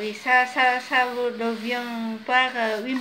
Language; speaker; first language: French; non-native, fluent; Vietnamese